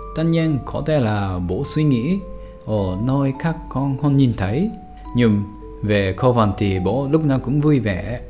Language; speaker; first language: Vietnamese; non-native, fluent; Japanese